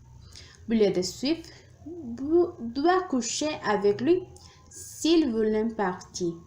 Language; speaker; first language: French; non-native, learner; Spanish